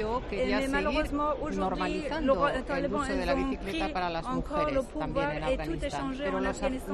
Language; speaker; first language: French; non-native, fluent; Persian